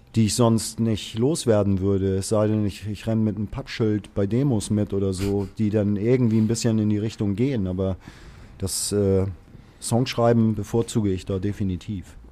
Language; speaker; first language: German; native; German